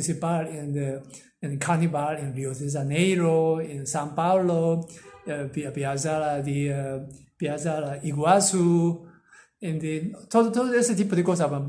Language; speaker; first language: Portuguese; non-native, learner; Korean